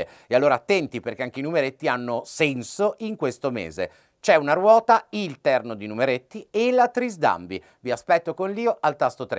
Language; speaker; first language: Italian; native; Italian